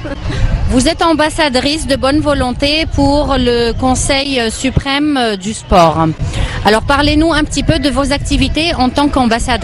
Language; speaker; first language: French; non-native, fluent; Arabic